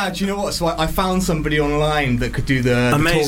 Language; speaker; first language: English; native; English